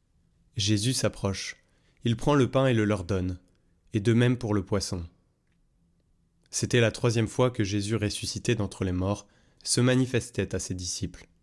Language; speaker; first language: French; native; French